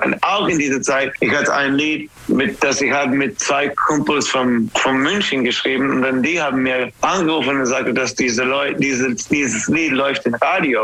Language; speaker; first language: German; non-native, learner; English